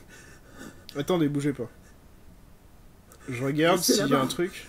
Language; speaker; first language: French; native; French